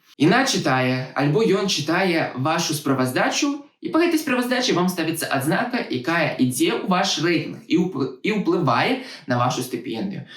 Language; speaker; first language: Belarusian; non-native, local second language; Russian